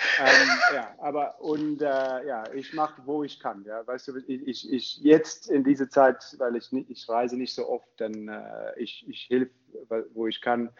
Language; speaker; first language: German; non-native, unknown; English